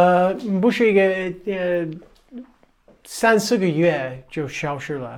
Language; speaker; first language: Chinese; non-native, fluent; English